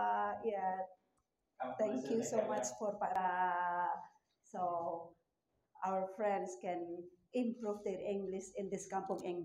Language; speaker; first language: English; non-native, learner; Indonesian